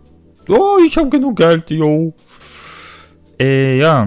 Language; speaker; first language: German; non-native, fluent; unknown